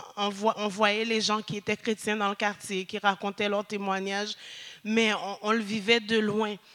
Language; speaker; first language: French; early bilingual, other home language; Haitian Creole